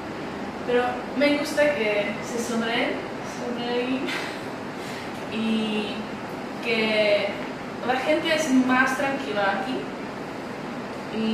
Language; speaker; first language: Spanish; non-native, learner; Czech